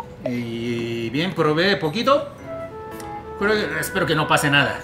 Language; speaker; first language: Spanish; non-native, learner; Japanese